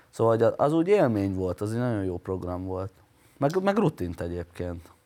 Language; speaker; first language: Hungarian; native; Hungarian